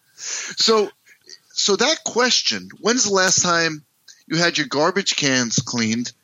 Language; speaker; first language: English; native; English